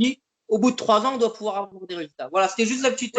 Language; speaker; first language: French; native; French